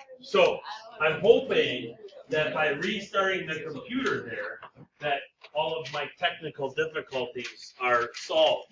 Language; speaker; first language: English; native; English